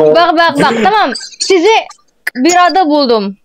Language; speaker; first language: Turkish; non-native, learner; Indonesian